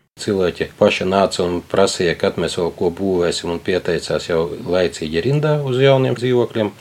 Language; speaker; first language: Latvian; native; Latvian